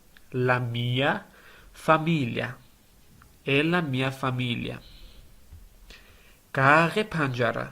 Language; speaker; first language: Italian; non-native, learner; Georgian